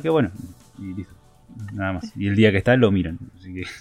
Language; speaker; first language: Spanish; native; Spanish